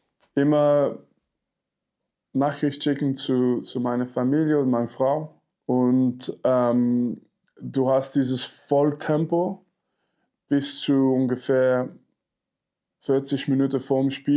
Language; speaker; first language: German; non-native, fluent; French